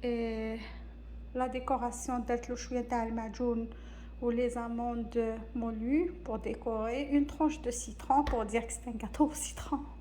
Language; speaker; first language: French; non-native, local second language; Arabic